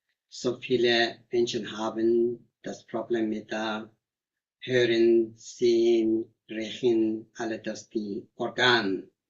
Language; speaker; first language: German; non-native, learner; Tibetan